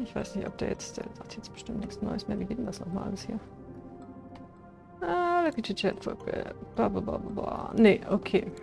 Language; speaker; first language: German; native; German